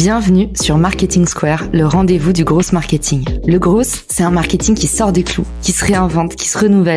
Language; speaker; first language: French; native; French